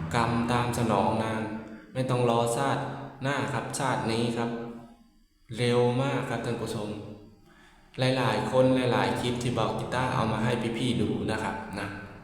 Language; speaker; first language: Thai; native; Thai